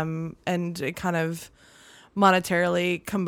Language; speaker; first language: English; native; English